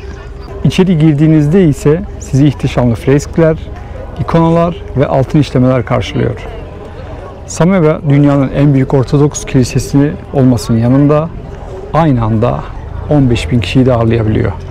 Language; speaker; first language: Turkish; native; Turkish